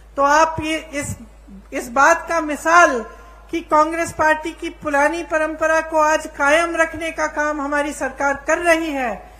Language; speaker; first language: Hindi; native; Hindi